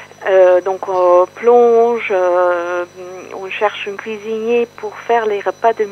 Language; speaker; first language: French; non-native, fluent; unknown